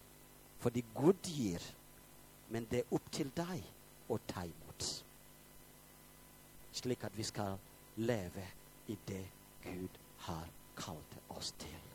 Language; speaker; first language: Swedish; non-native, fluent; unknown